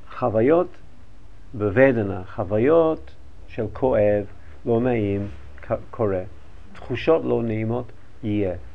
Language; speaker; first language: Hebrew; non-native, learner; English